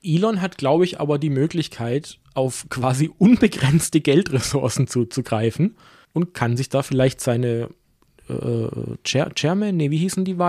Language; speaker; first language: German; native; German